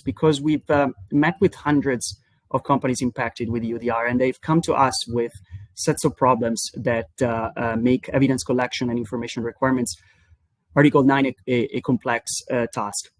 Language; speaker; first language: English; non-native, fluent; Italian